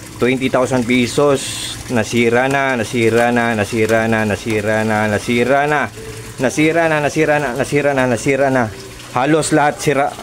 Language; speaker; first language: Filipino; non-native, local second language; Cebuano